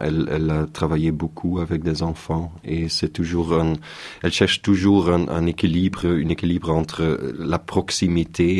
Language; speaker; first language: French; non-native, local second language; Dutch